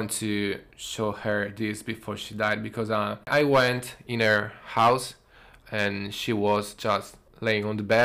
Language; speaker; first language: English; non-native, fluent; Italian